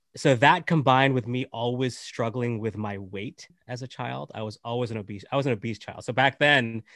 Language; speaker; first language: English; native; English